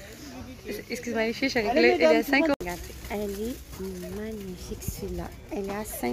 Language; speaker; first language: French; non-native, fluent; Arabic